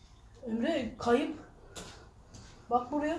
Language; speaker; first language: Turkish; early bilingual, heritage; Turkish